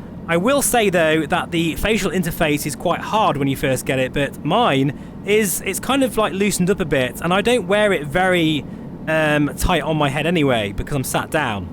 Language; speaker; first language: English; native; English